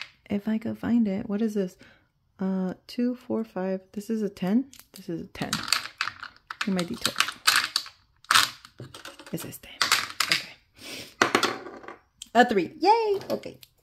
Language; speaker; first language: English; native; English